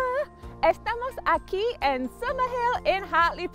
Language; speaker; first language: Spanish; non-native, fluent; English